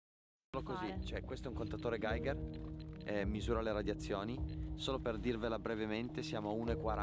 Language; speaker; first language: Italian; native; Italian